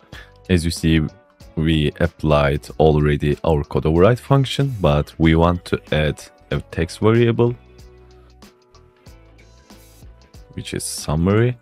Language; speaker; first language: English; non-native, fluent; Turkish